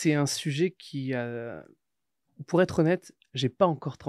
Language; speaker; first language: French; native; French